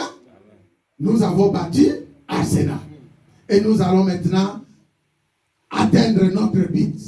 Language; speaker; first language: French; non-native, local second language; Lingala